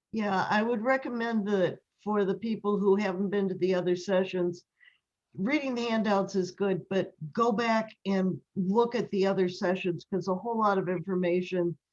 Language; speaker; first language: English; native; English